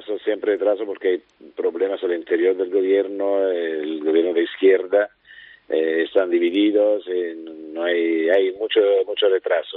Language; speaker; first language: Spanish; non-native, fluent; Italian